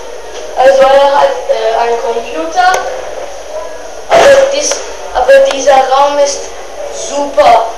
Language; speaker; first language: German; non-native, learner; Turkish